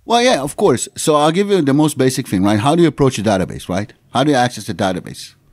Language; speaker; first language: English; non-native, fluent; Hebrew